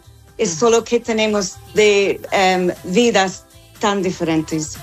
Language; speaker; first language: Spanish; non-native, fluent; English